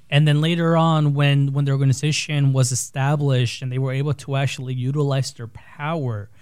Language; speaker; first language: English; early bilingual, other home language; Spanish